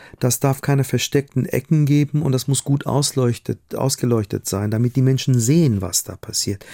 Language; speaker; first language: German; non-native, fluent; Persian